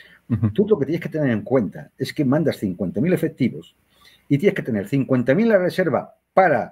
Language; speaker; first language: Spanish; native; Spanish